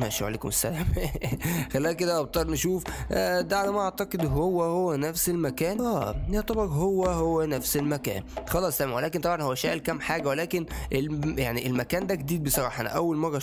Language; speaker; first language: Arabic; native; Arabic